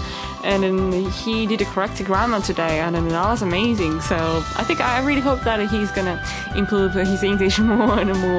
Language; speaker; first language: English; non-native, fluent; Japanese